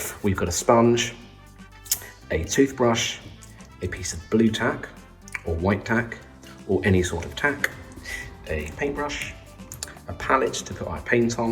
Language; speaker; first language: English; native; English